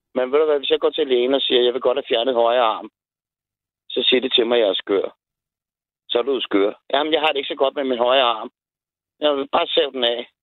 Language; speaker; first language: Danish; native; Danish